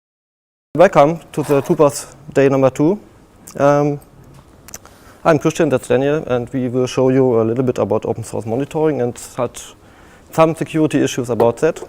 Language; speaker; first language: English; non-native, fluent; German